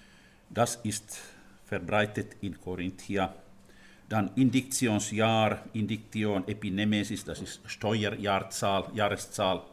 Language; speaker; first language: German; non-native, fluent; Finnish